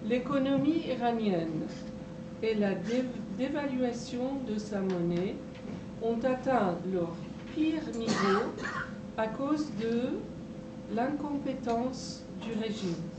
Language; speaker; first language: French; non-native, fluent; Persian